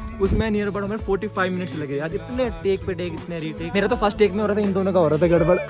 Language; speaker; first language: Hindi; native; Hindi